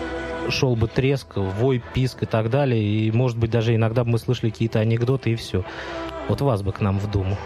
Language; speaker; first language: Russian; native; Russian